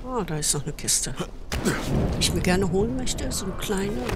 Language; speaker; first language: German; native; German